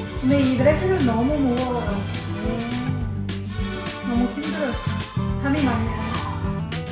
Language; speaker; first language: Korean; non-native, learner; Spanish